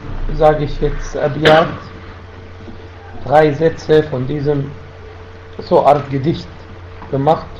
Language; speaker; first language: German; non-native, fluent; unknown